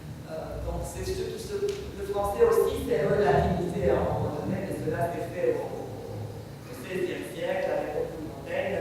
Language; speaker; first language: French; non-native, fluent; Romanian